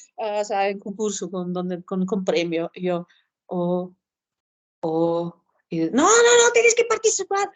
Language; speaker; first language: Spanish; non-native, fluent; German